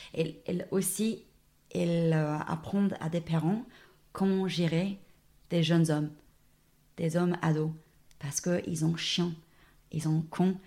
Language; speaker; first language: French; non-native, fluent; English